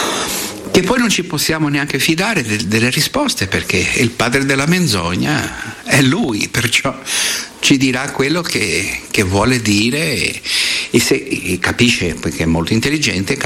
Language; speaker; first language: Italian; non-native, fluent; Portuguese